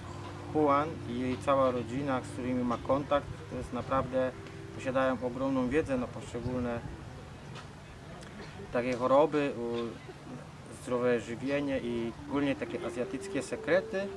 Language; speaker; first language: Polish; non-native, fluent; Vietnamese